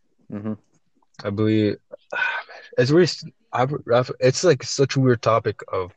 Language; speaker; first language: English; native; English